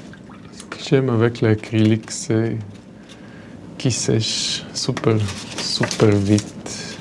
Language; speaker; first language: French; non-native, fluent; Bulgarian